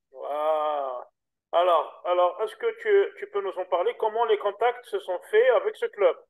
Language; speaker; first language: French; native; French